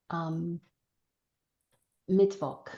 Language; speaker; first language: German; non-native, learner; English